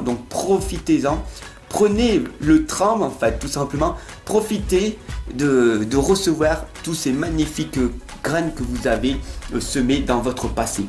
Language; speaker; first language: French; native; French